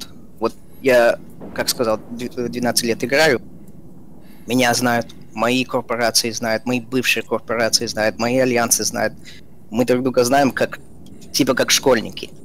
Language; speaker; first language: Russian; early bilingual, heritage; Russian